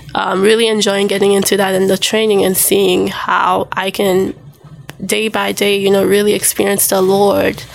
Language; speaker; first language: English; early bilingual, other home language; Haitian Creole